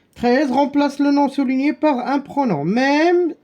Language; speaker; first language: French; non-native, local second language; Arabic